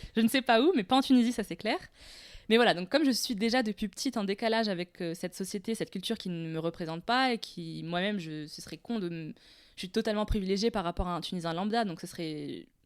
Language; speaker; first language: French; non-native, local second language; Arabic